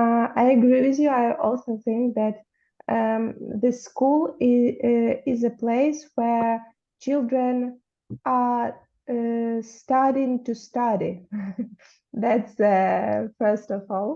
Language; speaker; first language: English; non-native, fluent; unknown